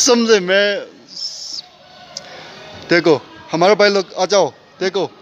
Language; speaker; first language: Hindi; non-native, local second language; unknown